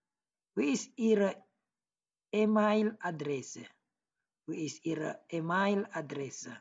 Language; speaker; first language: German; non-native, learner; Indonesian